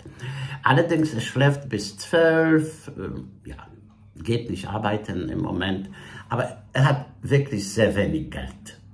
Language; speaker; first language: German; non-native, fluent; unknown